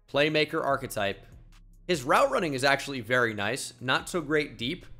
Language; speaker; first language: English; native; English